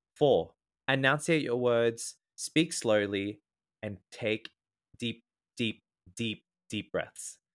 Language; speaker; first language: English; native; English